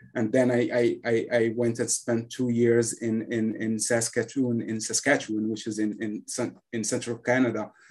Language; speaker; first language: English; non-native, fluent; Arabic